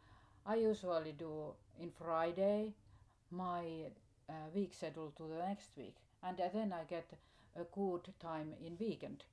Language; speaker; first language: English; non-native, learner; Finnish